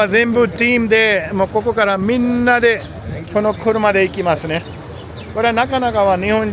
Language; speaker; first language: Japanese; non-native, fluent; Urdu